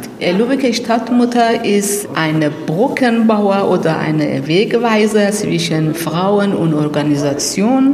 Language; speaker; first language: German; non-native, learner; Persian